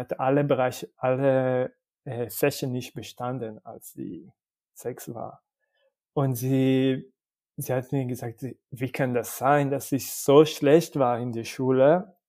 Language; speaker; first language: German; non-native, fluent; Hebrew